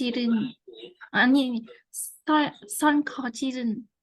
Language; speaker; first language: Korean; non-native, learner; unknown